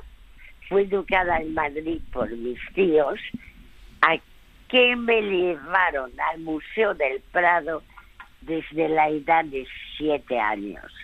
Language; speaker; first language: Spanish; early bilingual, other home language; French